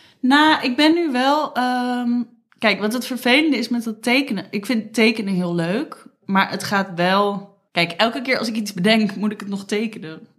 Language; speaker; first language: Dutch; native; Dutch